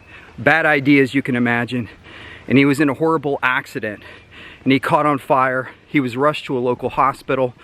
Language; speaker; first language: English; native; English